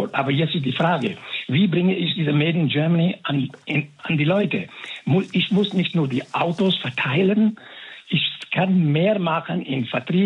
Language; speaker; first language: German; non-native, fluent; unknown